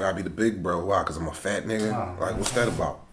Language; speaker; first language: English; native; English